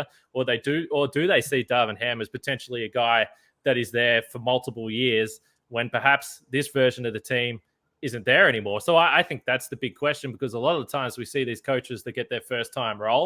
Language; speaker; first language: English; native; English